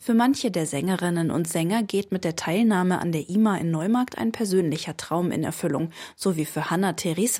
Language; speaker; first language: German; native; German